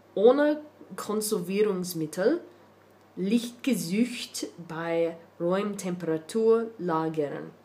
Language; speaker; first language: German; non-native, learner; English